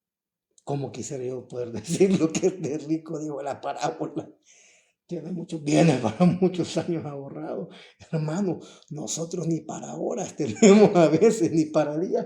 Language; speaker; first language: Spanish; native; Spanish